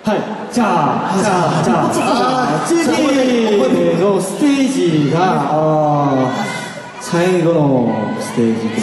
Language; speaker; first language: Japanese; non-native, learner; Korean